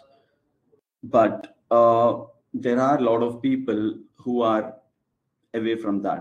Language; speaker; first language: English; non-native, local second language; Telugu